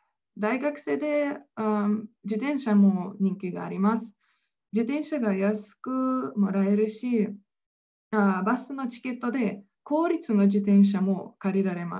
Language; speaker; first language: Japanese; non-native, fluent; Slovenian